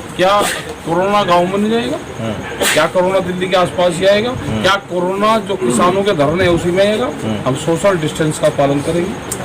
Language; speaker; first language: Hindi; native; Hindi